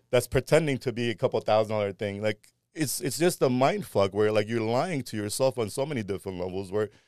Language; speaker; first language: English; early bilingual, other home language; Armenian